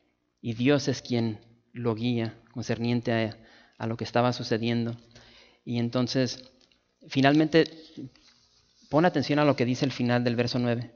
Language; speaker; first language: Spanish; native; Spanish